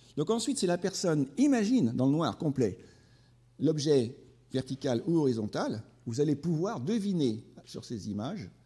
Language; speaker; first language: French; native; French